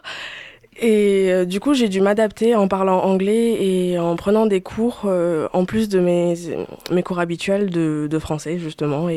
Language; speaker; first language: French; early bilingual, other home language; Chinese